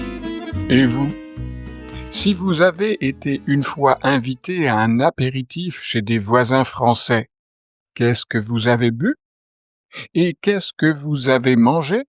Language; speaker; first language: French; native; French